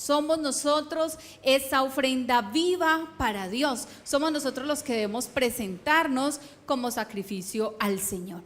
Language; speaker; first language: Spanish; native; Spanish